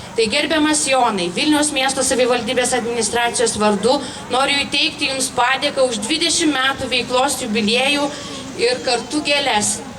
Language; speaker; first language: Lithuanian; native; Lithuanian